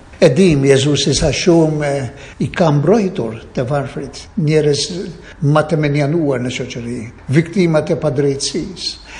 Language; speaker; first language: Albanian; non-native, fluent; Maltese